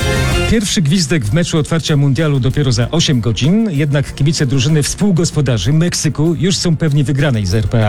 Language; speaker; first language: Polish; native; Polish